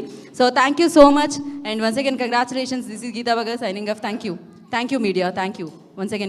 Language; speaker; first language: Telugu; native; Telugu